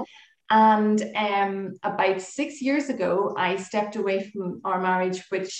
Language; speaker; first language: English; native; English